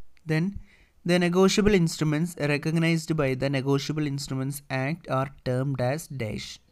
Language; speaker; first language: English; non-native, local second language; Malayalam